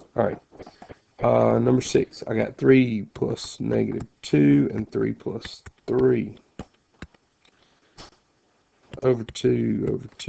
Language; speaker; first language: English; native; English